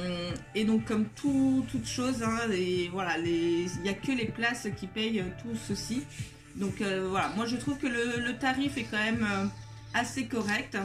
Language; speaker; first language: French; native; French